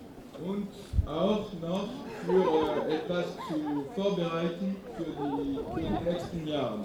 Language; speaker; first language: German; non-native, learner; French